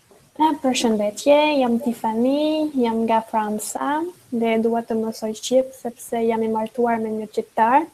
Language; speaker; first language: Albanian; non-native, learner; French